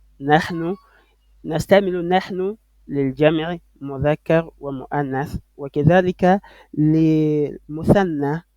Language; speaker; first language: Arabic; non-native, fluent; French